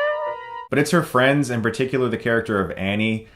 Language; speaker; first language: English; native; English